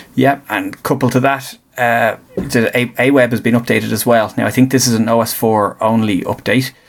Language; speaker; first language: English; native; English